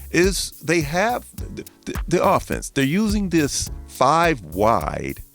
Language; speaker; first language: English; native; English